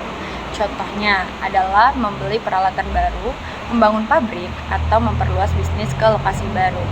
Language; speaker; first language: Indonesian; native; Indonesian